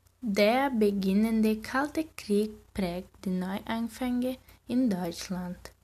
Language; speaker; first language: German; non-native, learner; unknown